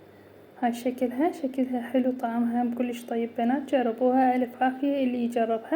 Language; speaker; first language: Arabic; native; Arabic